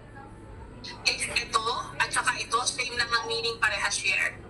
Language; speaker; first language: Filipino; native; Filipino